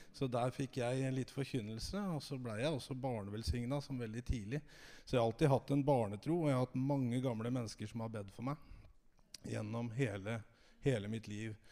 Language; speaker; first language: Norwegian; native; Norwegian